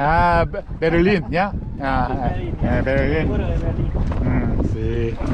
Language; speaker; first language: Spanish; non-native, learner; Korean